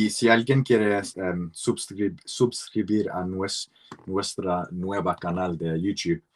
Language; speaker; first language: Spanish; non-native, learner; English